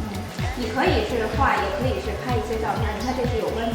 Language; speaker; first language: Chinese; native; Chinese